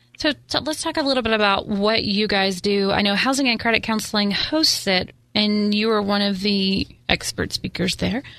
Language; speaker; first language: English; native; English